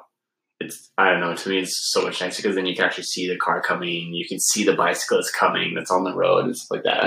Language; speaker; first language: English; native; English